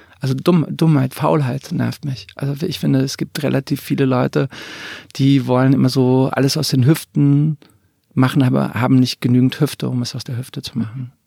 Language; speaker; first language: German; early bilingual, other home language; Croatian